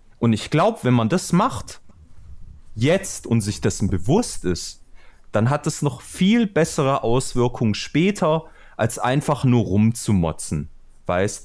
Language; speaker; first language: German; early bilingual, other home language; Albanian